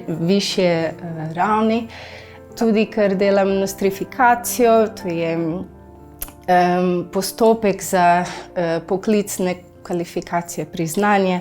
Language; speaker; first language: Slovenian; non-native, learner; Portuguese